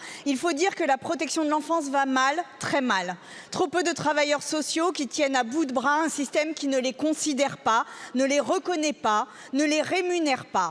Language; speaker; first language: French; native; French